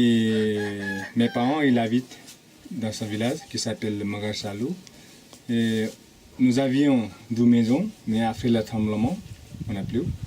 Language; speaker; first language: French; non-native, fluent; Nepali